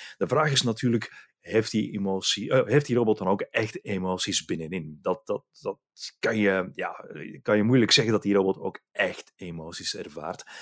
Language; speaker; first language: Dutch; native; Dutch